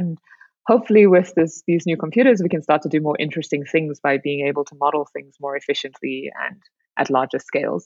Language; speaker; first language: English; native; English